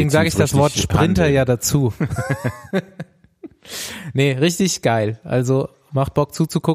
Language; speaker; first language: German; native; German